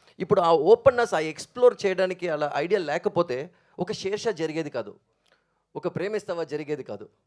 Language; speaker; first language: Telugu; native; Telugu